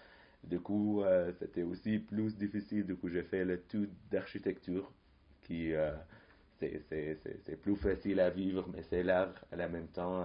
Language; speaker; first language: French; non-native, fluent; Arabic